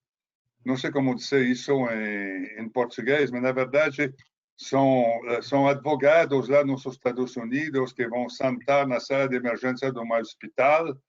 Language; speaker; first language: Portuguese; non-native, fluent; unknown